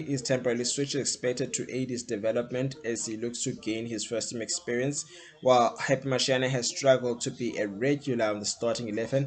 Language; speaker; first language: English; non-native, local second language; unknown